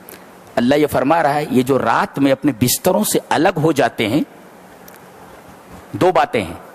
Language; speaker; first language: Urdu; native; Urdu